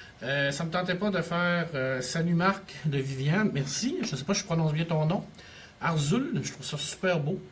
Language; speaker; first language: French; native; French